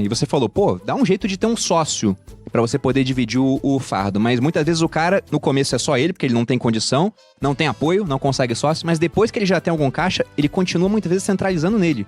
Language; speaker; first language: Portuguese; native; Portuguese